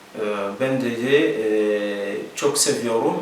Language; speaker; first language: Turkish; non-native, learner; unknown